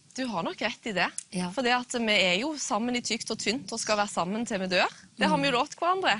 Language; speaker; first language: Norwegian; native; Norwegian